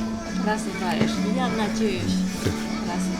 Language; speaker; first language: Russian; non-native, learner; Chinese